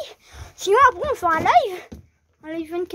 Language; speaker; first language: French; native; French